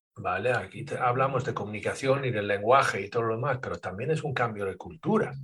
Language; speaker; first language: Spanish; non-native, fluent; Swedish